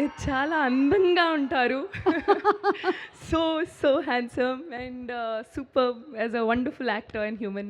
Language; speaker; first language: Telugu; non-native, learner; Hindi